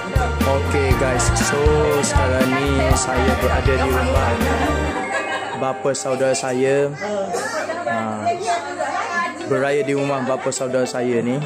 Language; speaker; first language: Malay; native; Malay